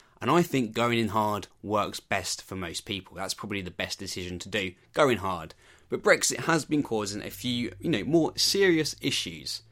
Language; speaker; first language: English; native; English